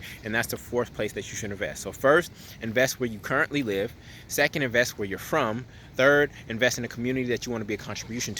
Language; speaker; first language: English; native; English